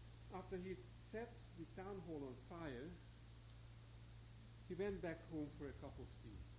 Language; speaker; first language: English; non-native, fluent; Hungarian